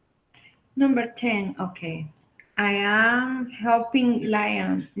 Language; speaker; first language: English; non-native, learner; Spanish